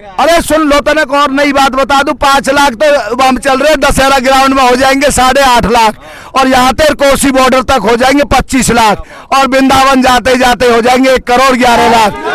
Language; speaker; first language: Hindi; native; Hindi